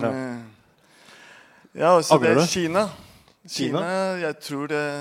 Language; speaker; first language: Norwegian; non-native, fluent; Spanish